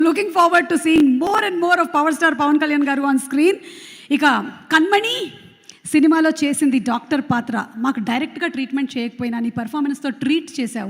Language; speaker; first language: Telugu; native; Telugu